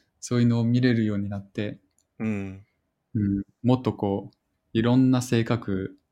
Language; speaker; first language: Japanese; non-native, fluent; French